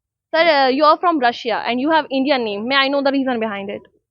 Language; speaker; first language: Hindi; native; Hindi